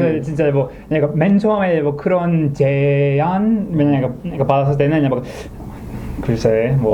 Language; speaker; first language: Korean; non-native, learner; English